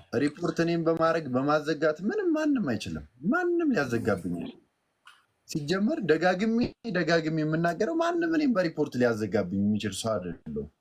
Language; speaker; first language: Amharic; native; Amharic